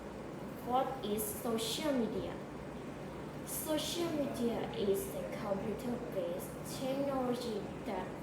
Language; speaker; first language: English; non-native, learner; Thai